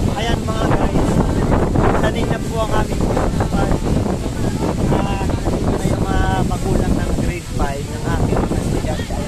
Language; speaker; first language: Filipino; non-native, local second language; Waray